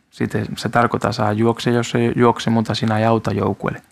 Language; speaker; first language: Finnish; non-native, learner; Spanish